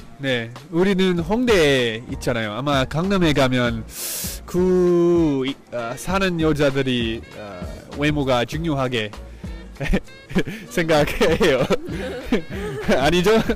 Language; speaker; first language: Korean; non-native, fluent; English